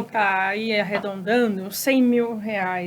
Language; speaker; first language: Portuguese; native; Portuguese